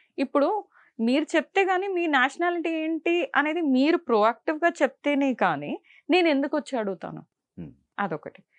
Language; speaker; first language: Telugu; non-native, local second language; Tamil